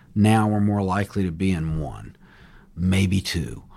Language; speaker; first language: English; native; English